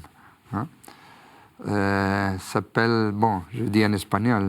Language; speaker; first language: French; non-native, fluent; Spanish